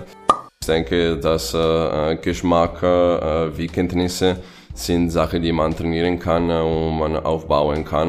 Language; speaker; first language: German; non-native, fluent; Italian